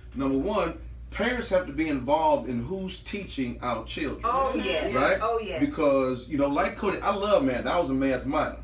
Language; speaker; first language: English; native; English